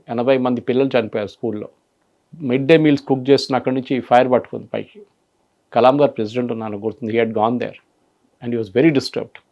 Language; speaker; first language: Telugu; non-native, fluent; Malayalam